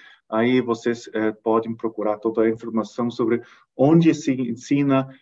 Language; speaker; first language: Portuguese; non-native, fluent; German